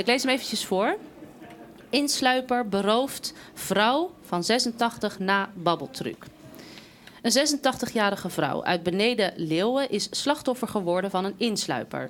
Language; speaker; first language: Dutch; native; Dutch